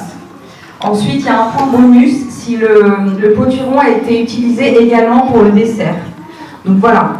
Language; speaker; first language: French; native; French